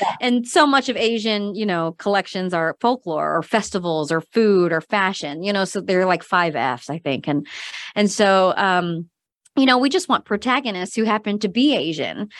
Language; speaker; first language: English; native; English